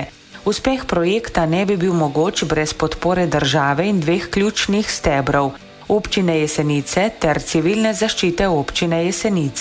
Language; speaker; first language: Slovenian; native; Slovenian